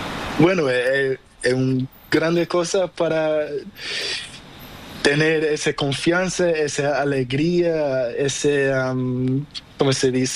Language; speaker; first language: Spanish; non-native, learner; Portuguese